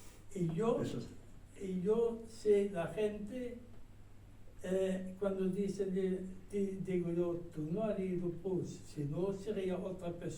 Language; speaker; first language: Spanish; non-native, fluent; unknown